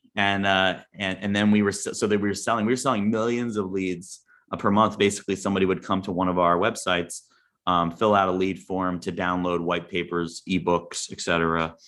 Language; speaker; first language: English; native; English